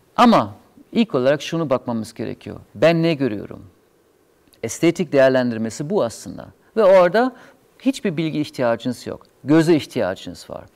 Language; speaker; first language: Turkish; non-native, fluent; German